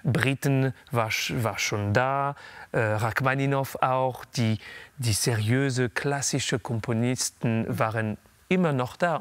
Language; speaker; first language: German; non-native, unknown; French